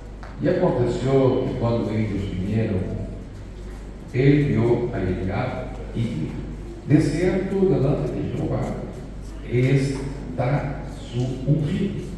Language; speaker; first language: Spanish; non-native, fluent; Portuguese